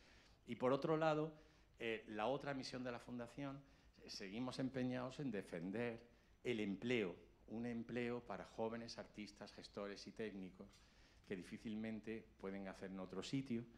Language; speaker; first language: Spanish; native; Spanish